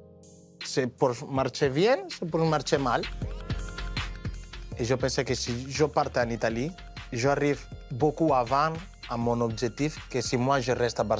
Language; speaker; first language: French; non-native, fluent; Spanish